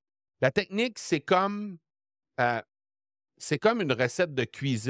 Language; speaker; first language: French; native; French